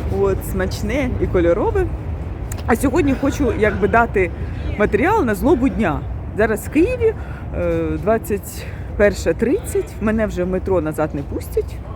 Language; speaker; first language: Ukrainian; native; Ukrainian